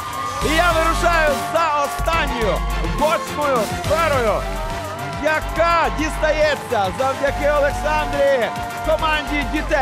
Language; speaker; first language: Ukrainian; native; Ukrainian